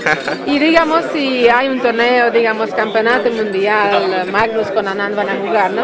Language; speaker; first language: Spanish; non-native, fluent; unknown